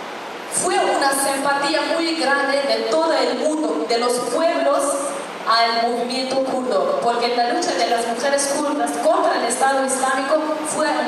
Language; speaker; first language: Spanish; non-native, fluent; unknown